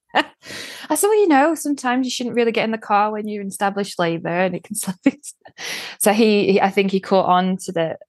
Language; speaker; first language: English; native; English